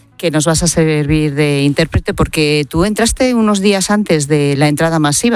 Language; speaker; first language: Spanish; native; Spanish